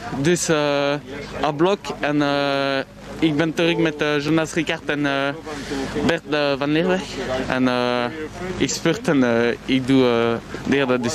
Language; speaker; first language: Dutch; non-native, learner; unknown